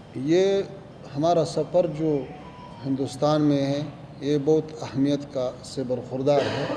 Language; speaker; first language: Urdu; non-native, fluent; Pashto